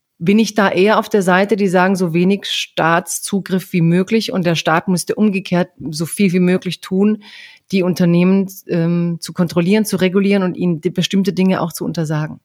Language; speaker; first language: German; early bilingual, other home language; Croatian